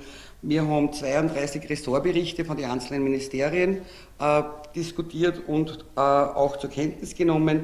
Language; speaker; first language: German; native; German